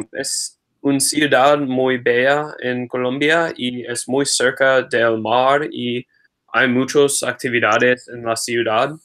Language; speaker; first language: Spanish; non-native, learner; English